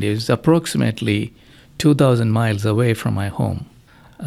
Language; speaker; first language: English; non-native, local second language; Malayalam